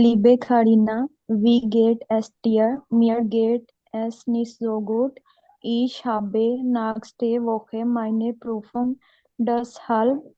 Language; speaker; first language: German; non-native, learner; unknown